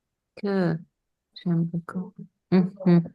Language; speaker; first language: French; non-native, learner; English